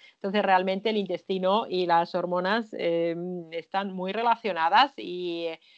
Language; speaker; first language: Spanish; non-native, fluent; Finnish